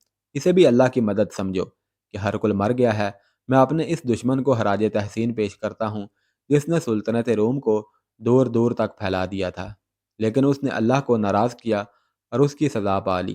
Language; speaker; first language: Urdu; native; Urdu